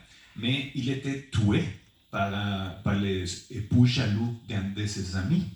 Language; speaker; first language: French; non-native, fluent; Spanish